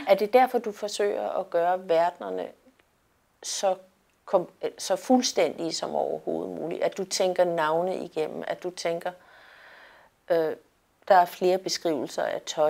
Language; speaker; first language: Danish; native; Danish